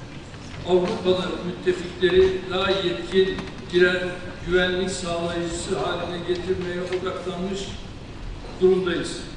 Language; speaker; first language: Turkish; native; Turkish